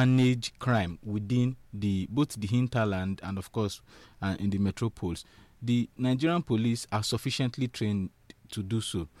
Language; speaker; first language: English; non-native, local second language; Igbo